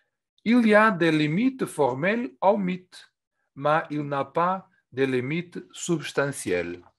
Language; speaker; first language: French; non-native, fluent; Portuguese